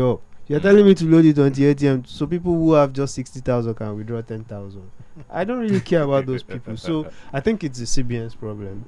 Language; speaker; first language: English; non-native, local second language; Yoruba